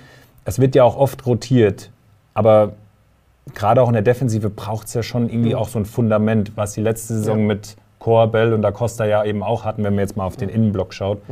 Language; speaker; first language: German; native; German